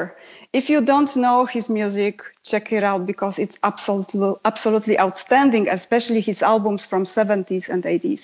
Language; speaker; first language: English; non-native, fluent; Polish